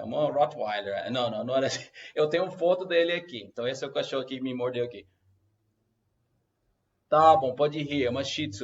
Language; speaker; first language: Portuguese; non-native, fluent; English